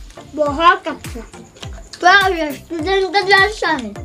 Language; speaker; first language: Hindi; non-native, local second language; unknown